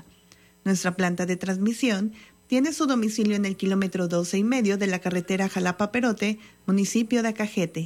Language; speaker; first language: Spanish; native; Spanish